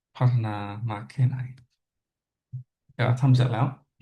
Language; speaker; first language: Thai; non-native, learner; English